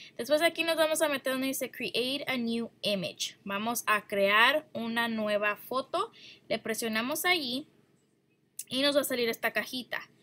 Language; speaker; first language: Spanish; early bilingual, heritage; Spanish